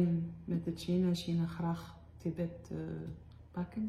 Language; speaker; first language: Dutch; non-native, learner; Arabic